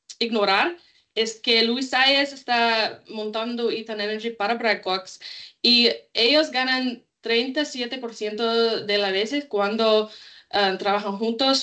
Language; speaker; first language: Spanish; non-native, learner; English